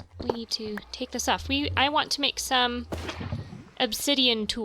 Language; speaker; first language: English; native; English